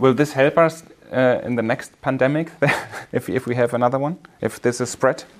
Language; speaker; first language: English; non-native, fluent; German